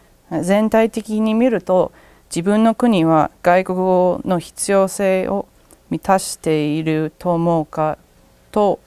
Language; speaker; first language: Japanese; non-native, learner; English